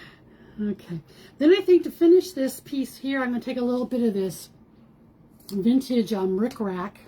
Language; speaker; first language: English; native; English